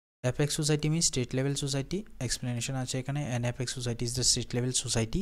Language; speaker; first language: English; non-native, local second language; Bangla